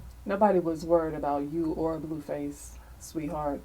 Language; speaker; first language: English; native; English